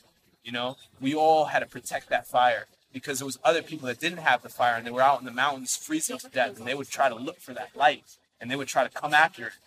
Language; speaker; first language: English; native; English